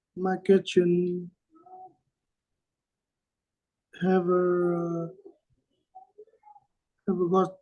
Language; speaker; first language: English; non-native, learner; Vietnamese